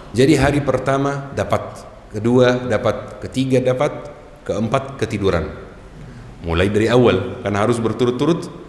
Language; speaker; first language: Indonesian; non-native, fluent; Arabic